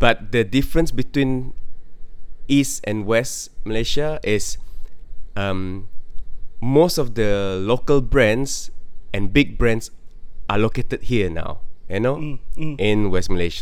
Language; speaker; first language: English; non-native, local second language; Malay